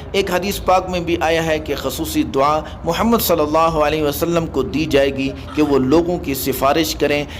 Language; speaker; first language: Urdu; native; Urdu